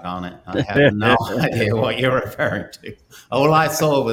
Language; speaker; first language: English; native; English